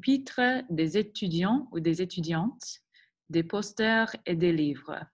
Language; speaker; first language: French; non-native, fluent; English